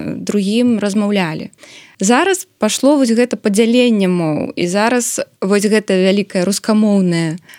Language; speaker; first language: Belarusian; non-native, local second language; Russian